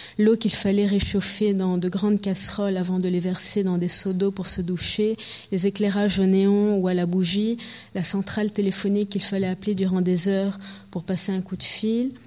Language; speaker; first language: French; early bilingual, heritage; French